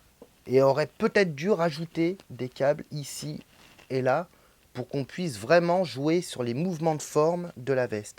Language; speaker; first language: French; native; French